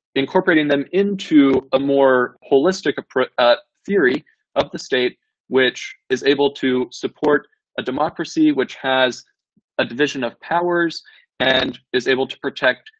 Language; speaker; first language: English; native; English